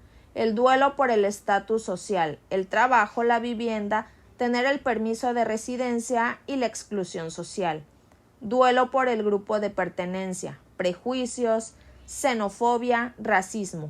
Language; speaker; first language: Spanish; native; Spanish